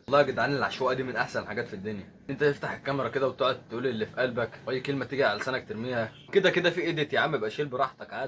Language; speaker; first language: Arabic; native; Arabic